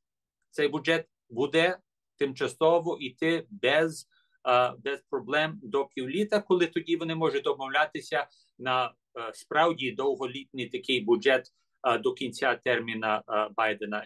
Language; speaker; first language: Ukrainian; early bilingual, heritage; English